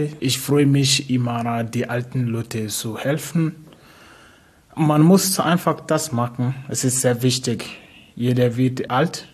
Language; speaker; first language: German; non-native, learner; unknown